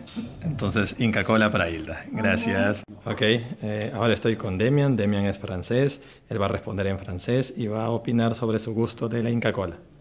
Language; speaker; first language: Spanish; native; Spanish